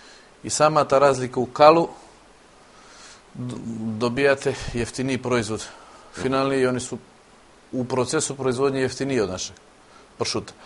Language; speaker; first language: Serbian; native; Serbian